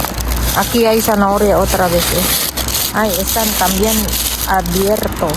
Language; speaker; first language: Spanish; non-native, learner; Filipino